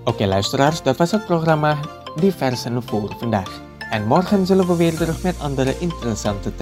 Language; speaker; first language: Dutch; non-native, fluent; Indonesian